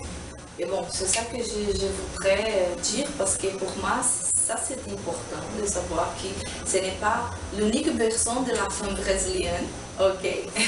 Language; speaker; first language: French; non-native, learner; Portuguese